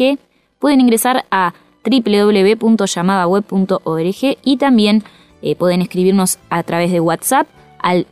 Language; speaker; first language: Spanish; native; Spanish